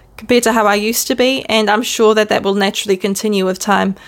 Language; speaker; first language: English; native; English